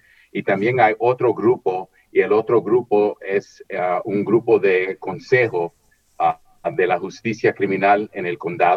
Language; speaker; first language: Spanish; early bilingual, heritage; Spanish